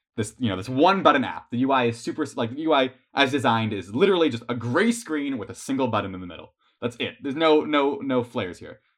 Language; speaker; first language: English; native; English